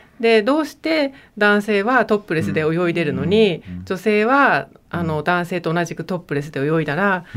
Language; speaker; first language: Japanese; early bilingual, heritage; German